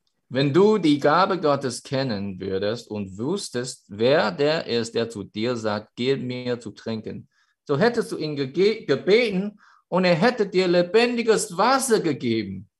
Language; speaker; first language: German; non-native, fluent; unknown